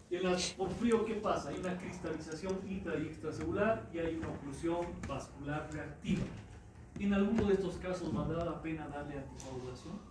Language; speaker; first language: Spanish; native; Spanish